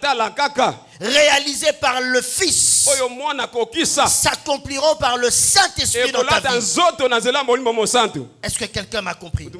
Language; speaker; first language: French; non-native, local second language; Lingala